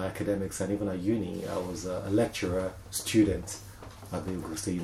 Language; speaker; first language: English; non-native, local second language; Yoruba